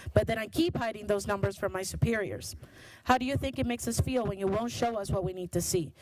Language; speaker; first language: English; non-native, fluent; Spanish